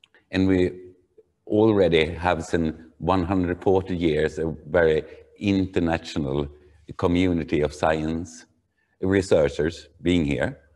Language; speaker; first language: English; non-native, fluent; Swedish